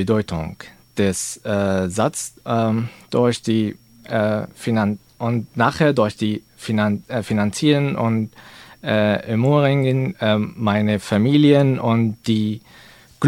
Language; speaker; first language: German; non-native, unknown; Arabic